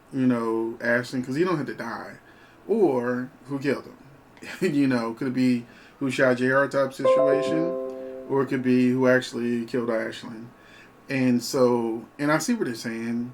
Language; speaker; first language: English; native; English